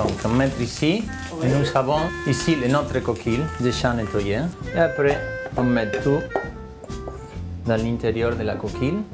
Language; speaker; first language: French; non-native, fluent; Spanish